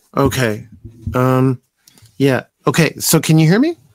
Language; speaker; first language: English; native; English